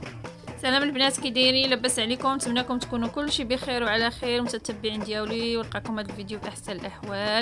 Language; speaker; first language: Arabic; native; Arabic